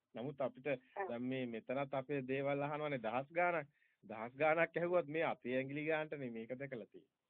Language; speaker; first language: Sinhala; native; Sinhala